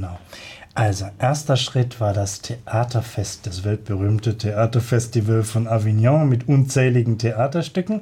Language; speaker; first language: German; native; German